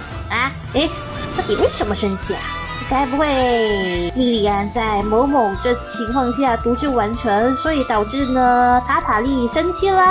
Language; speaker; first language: Chinese; native; Chinese